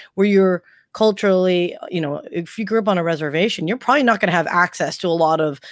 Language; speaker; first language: English; early bilingual, other home language; Thai